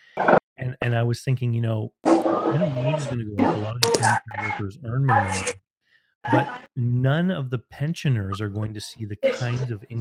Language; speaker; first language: English; native; English